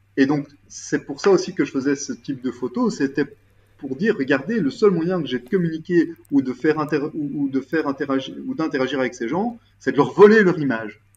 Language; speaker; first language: French; native; French